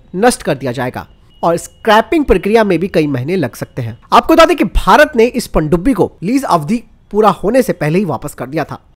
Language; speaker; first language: Hindi; native; Hindi